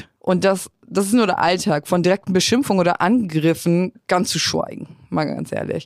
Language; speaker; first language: German; native; German